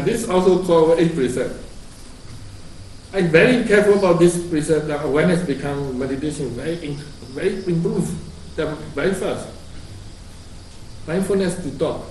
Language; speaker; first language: English; non-native, learner; Burmese